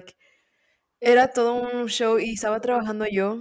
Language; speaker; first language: Spanish; early bilingual, heritage; Spanish